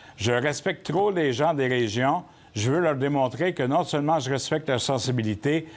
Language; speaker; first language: French; native; French